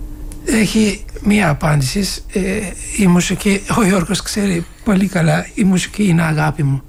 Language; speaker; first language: Greek; non-native, learner; Turkish